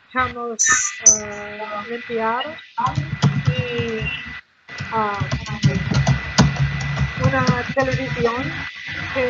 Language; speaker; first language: Spanish; non-native, learner; English